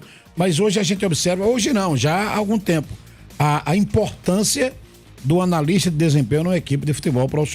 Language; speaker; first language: Portuguese; native; Portuguese